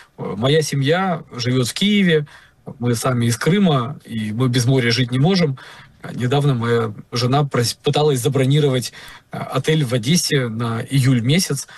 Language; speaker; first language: Russian; native; Russian